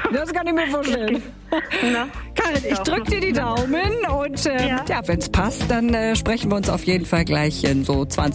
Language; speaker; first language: German; native; German